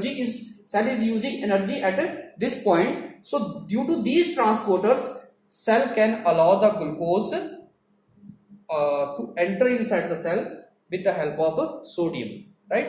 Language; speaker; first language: English; non-native, local second language; Hindi